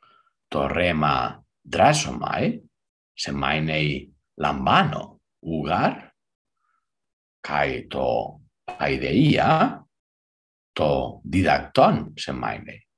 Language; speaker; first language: Greek; non-native, fluent; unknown